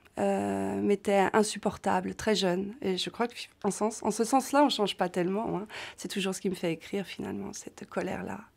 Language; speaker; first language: French; native; French